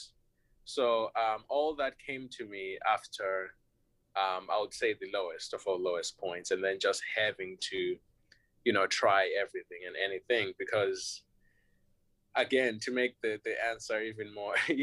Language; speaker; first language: English; non-native, local second language; North Ndebele